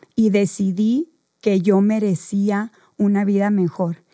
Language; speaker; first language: Spanish; native; Spanish